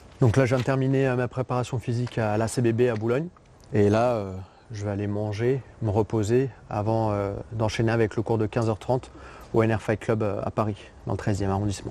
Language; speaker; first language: French; native; French